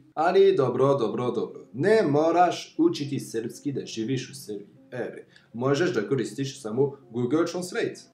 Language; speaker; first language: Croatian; non-native, fluent; French